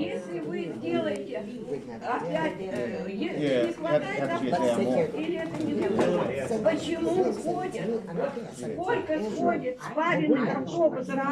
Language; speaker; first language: Russian; native; Russian